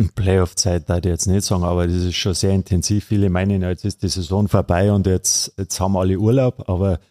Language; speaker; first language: German; native; German